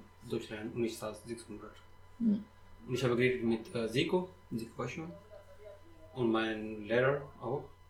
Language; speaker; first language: German; non-native, learner; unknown